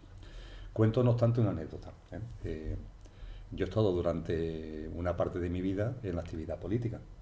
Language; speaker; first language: Spanish; native; Spanish